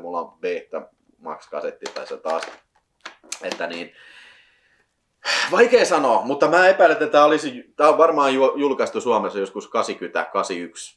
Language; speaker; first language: Finnish; native; Finnish